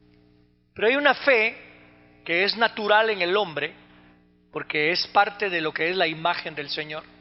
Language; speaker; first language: Spanish; native; Spanish